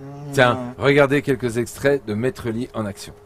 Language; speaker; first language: French; native; French